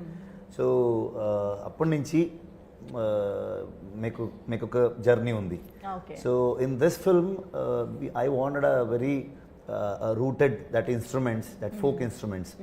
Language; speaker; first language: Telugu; non-native, learner; Kannada